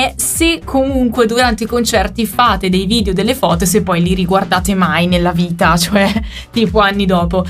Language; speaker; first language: Italian; native; Italian